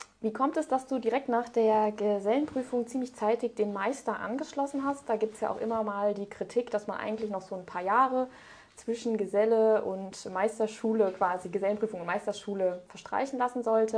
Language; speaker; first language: German; native; German